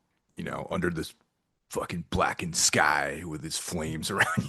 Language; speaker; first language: English; native; English